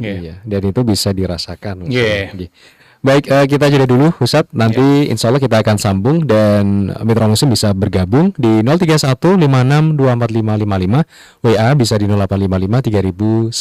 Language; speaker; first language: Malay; non-native, local second language; Javanese